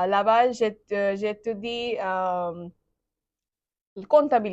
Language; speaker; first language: French; non-native, learner; Bangla